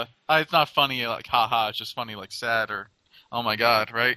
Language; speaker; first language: English; native; English